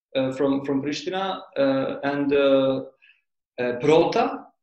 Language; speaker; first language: English; non-native, fluent; Albanian